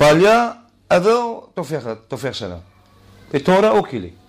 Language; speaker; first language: Greek; non-native, learner; Kurdish